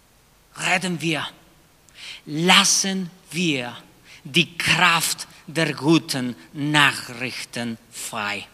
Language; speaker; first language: German; non-native, fluent; Spanish